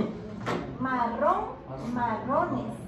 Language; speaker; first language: Spanish; non-native, fluent; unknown